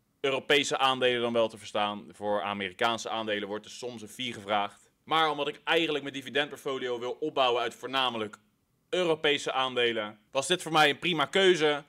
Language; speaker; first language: Dutch; native; Dutch